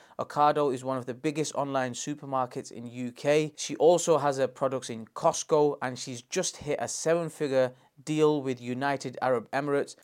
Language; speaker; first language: English; non-native, local second language; Urdu